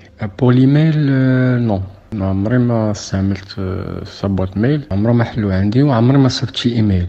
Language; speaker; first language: Arabic; native; Arabic